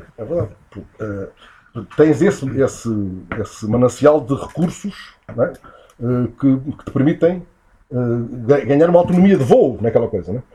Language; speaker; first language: Portuguese; native; Portuguese